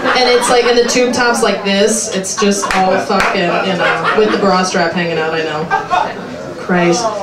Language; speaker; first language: English; native; English